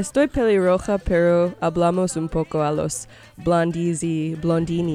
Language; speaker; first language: Spanish; non-native, learner; English